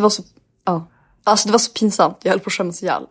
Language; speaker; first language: Swedish; native; Swedish